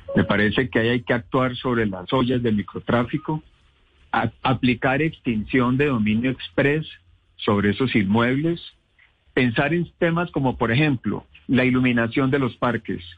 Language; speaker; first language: Spanish; native; Spanish